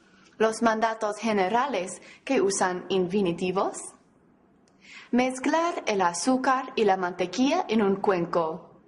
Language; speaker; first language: Spanish; non-native, fluent; English